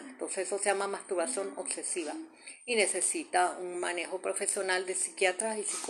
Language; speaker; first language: Spanish; native; Spanish